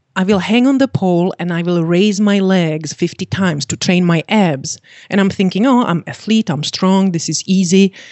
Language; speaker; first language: English; non-native, fluent; Czech